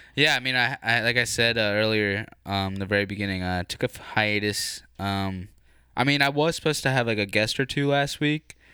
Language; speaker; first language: English; native; English